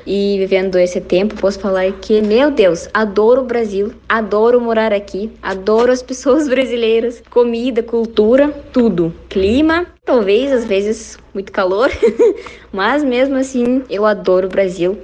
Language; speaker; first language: Portuguese; non-native, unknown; Russian